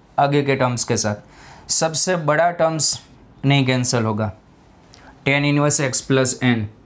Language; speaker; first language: Hindi; non-native, local second language; Gujarati